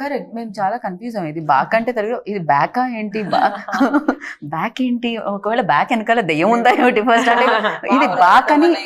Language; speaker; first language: Telugu; native; Telugu